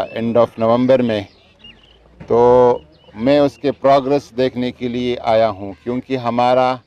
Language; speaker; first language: Urdu; non-native, local second language; Pashto